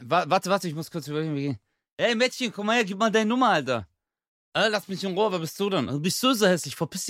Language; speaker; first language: German; early bilingual, other home language; Turkish